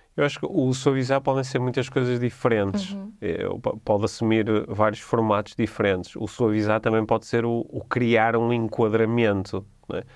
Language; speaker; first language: Portuguese; native; Portuguese